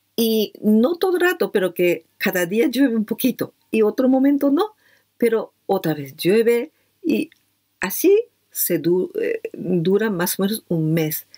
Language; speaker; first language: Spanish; non-native, fluent; Japanese